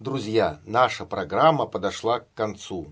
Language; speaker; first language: Russian; native; Russian